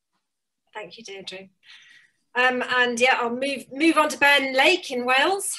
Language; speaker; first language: English; native; English